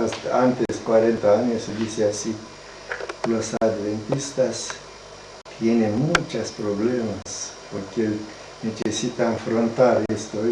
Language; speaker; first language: Spanish; non-native, learner; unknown